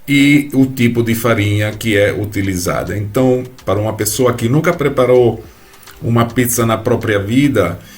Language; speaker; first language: Portuguese; non-native, fluent; Italian